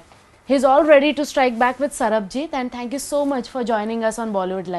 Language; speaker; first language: English; non-native, local second language; Hindi